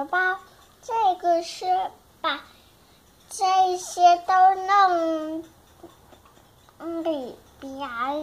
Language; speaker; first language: Chinese; early bilingual, heritage; Chinese